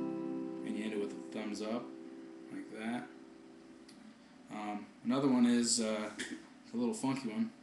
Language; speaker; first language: English; native; English